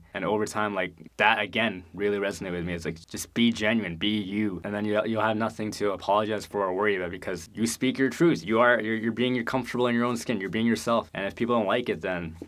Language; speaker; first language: English; native; English